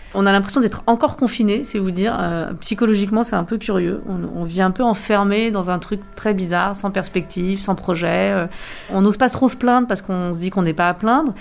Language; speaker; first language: French; native; French